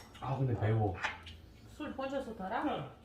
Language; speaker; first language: Korean; non-native, learner; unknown